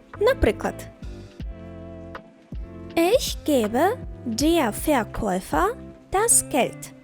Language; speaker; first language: German; non-native, fluent; Ukrainian